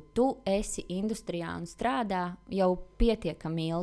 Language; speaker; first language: Latvian; native; Latvian